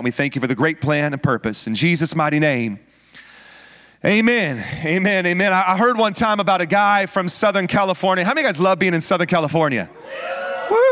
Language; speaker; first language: English; native; English